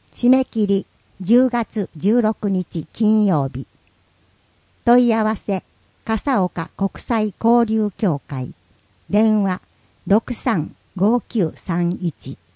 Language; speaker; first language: Japanese; native; Japanese